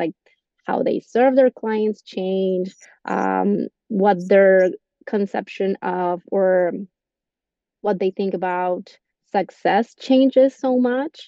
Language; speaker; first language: English; non-native, fluent; Spanish